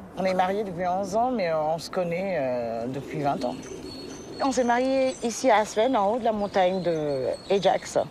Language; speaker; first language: French; early bilingual, other home language; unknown